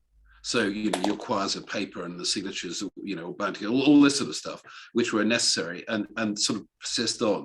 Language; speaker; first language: English; native; English